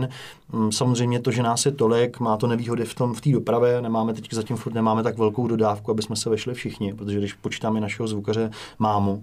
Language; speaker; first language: Czech; native; Czech